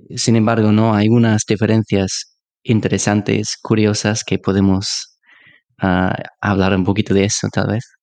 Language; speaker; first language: Spanish; non-native, fluent; English